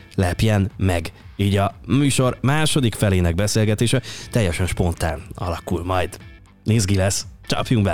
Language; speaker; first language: Hungarian; native; Hungarian